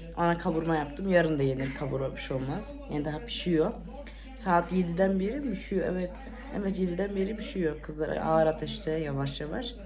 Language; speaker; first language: Turkish; early bilingual, heritage; Turkish